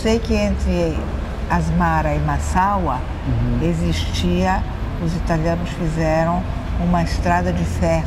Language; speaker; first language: Portuguese; early bilingual, other home language; Italian